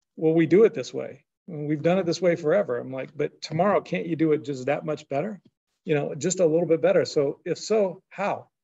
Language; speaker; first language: English; native; English